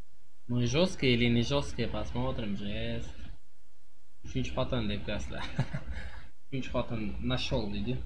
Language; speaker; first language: Russian; non-native, learner; Uzbek